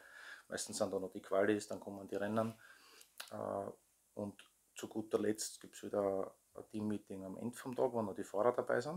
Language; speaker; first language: German; native; German